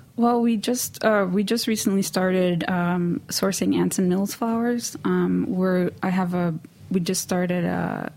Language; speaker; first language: English; native; English